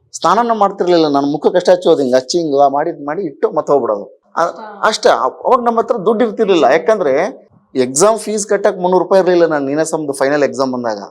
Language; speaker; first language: Kannada; native; Kannada